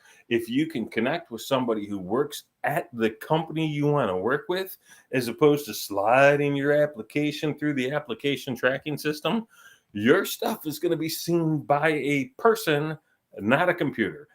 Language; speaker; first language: English; native; English